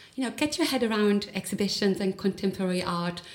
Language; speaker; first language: English; non-native, fluent; German